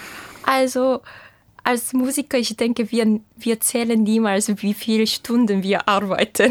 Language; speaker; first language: German; non-native, fluent; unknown